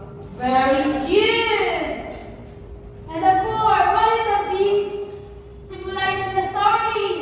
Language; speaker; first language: English; non-native, local second language; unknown